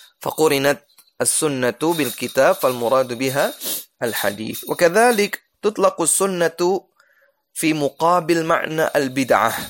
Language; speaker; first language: Arabic; non-native, fluent; Indonesian